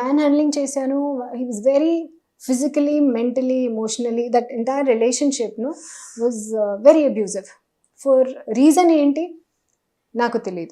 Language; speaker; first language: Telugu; non-native, learner; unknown